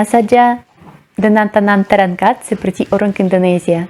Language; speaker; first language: Indonesian; non-native, fluent; Russian